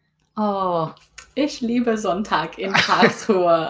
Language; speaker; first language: German; non-native, learner; English